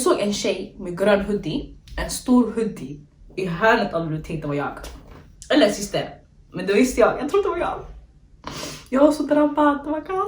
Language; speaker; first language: Swedish; early bilingual, other home language; Somali